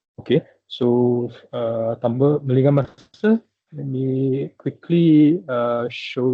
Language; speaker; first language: English; non-native, local second language; Malay